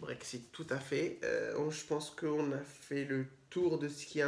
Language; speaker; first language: French; native; French